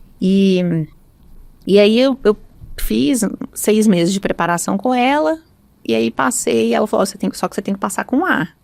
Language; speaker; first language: Portuguese; native; Portuguese